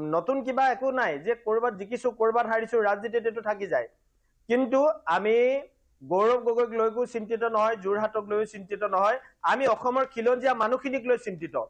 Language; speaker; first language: Assamese; native; Assamese